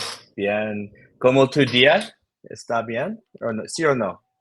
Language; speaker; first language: Spanish; non-native, learner; English